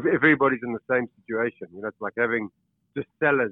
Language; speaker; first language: English; native; English